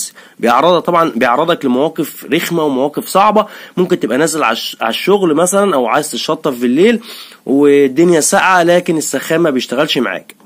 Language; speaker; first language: Arabic; native; Arabic